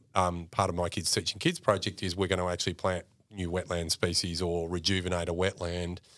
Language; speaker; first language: English; native; English